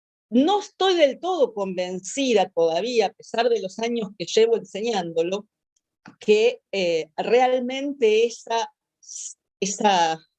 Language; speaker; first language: Spanish; native; Spanish